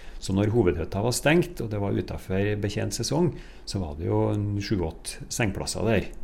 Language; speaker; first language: Norwegian; native; Norwegian